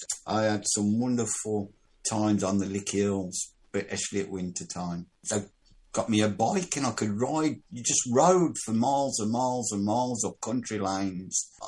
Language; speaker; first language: English; native; English